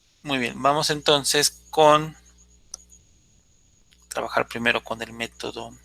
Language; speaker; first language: Spanish; native; Spanish